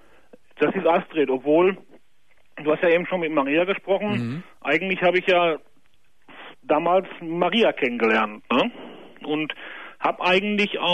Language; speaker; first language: German; native; German